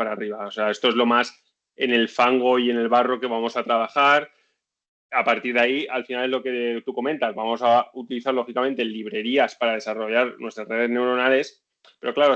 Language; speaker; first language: Spanish; native; Spanish